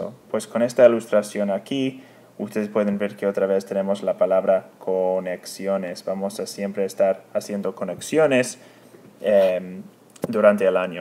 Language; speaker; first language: Spanish; non-native, fluent; English